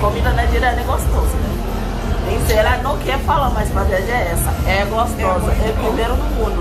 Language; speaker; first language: Portuguese; non-native, learner; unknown